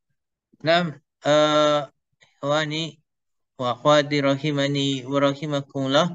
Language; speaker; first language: Arabic; non-native, fluent; Indonesian